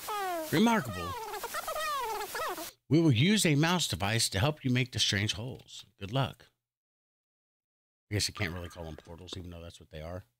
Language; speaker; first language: English; native; English